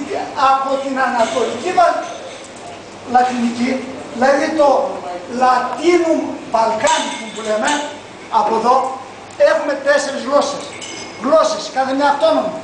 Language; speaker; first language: Greek; non-native, local second language; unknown